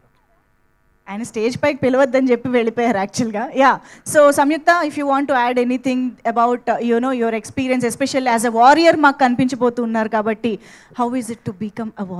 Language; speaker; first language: Telugu; native; Telugu